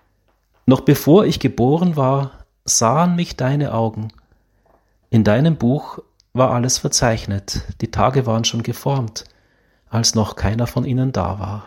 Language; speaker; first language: German; native; German